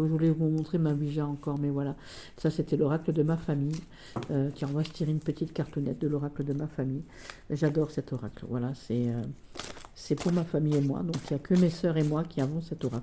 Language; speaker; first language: French; native; French